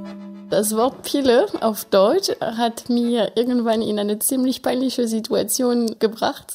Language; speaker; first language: German; non-native, fluent; French